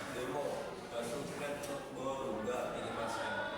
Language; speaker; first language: Japanese; non-native, learner; Indonesian